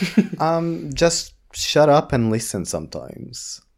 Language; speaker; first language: English; non-native, fluent; Portuguese